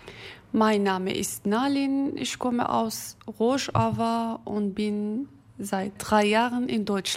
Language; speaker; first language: German; non-native, fluent; Kurdish